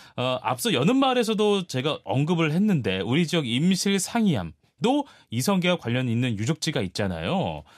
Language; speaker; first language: Korean; native; Korean